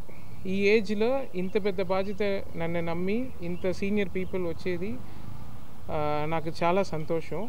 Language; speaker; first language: Telugu; non-native, learner; Tamil